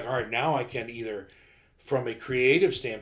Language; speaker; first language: English; native; English